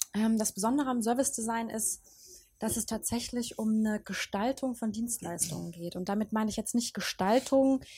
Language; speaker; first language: German; native; German